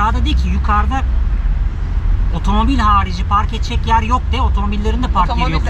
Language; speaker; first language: Turkish; native; Turkish